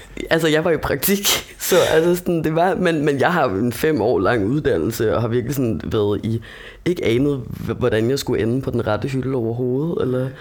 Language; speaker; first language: Danish; native; Danish